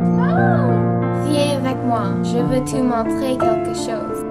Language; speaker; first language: French; non-native, learner; English